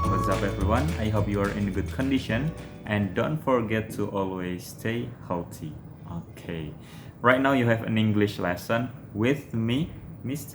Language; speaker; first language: English; non-native, fluent; Indonesian